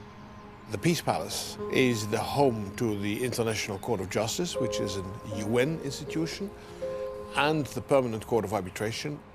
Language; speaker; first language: English; non-native, fluent; Dutch